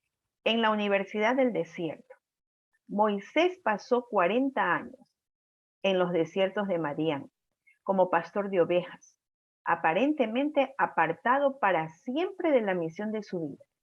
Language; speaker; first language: Spanish; native; Spanish